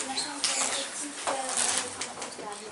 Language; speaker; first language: French; non-native, learner; Ukrainian